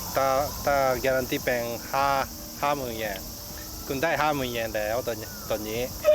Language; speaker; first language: Thai; non-native, learner; Japanese